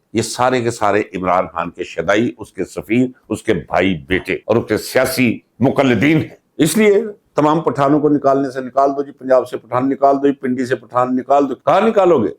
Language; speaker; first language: Urdu; non-native, local second language; Punjabi